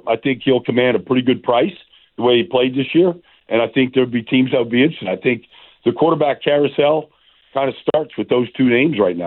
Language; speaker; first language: English; native; English